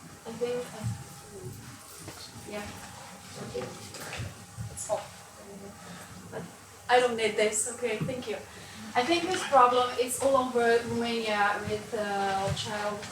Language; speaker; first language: English; non-native, learner; Romanian